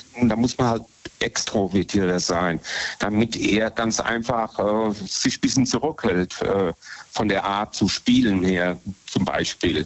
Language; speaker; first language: German; native; German